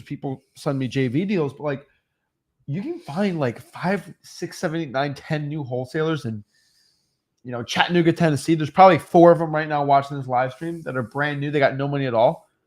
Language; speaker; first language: English; native; English